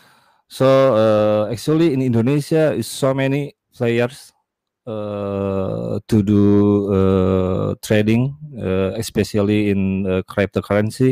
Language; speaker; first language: English; non-native, learner; Indonesian